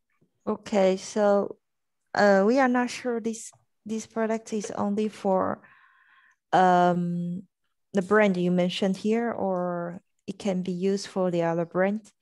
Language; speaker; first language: English; non-native, fluent; French